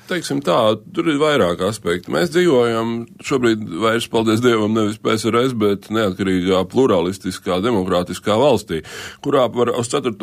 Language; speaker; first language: Latvian; native; Latvian